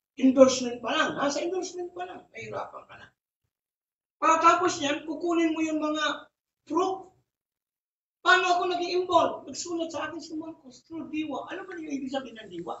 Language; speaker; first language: Filipino; non-native, local second language; Bikol